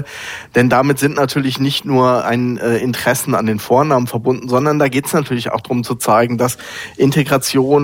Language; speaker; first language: German; native; German